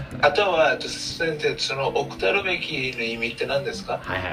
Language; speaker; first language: Japanese; non-native, learner; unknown